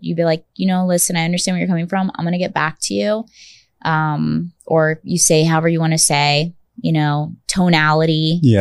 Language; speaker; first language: English; native; English